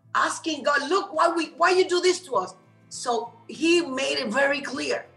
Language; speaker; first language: English; non-native, fluent; Spanish